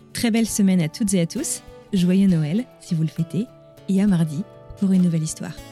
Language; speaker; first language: French; native; French